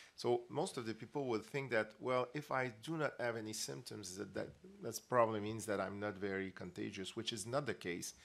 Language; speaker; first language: English; non-native, fluent; French